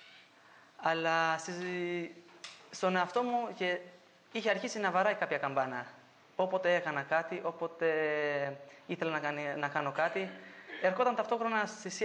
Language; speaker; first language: Greek; non-native, fluent; Albanian